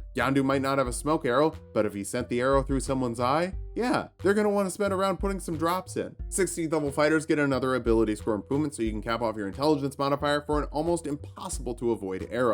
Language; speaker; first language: English; native; English